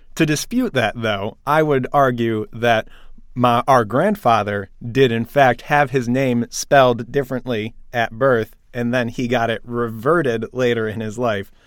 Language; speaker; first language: English; native; English